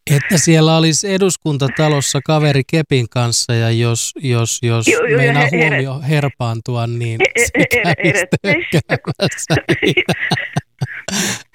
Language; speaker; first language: Finnish; native; Finnish